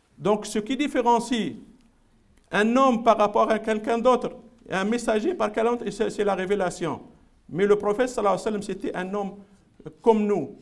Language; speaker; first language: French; non-native, local second language; Arabic